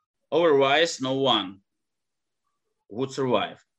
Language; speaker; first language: English; non-native, learner; Ukrainian